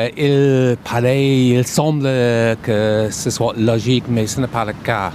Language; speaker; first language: French; non-native, fluent; English